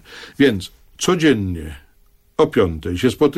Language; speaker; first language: Polish; native; Polish